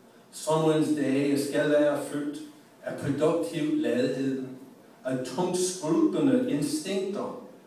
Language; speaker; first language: Danish; non-native, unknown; English